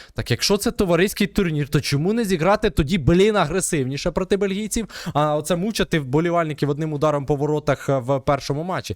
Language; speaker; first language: Ukrainian; native; Ukrainian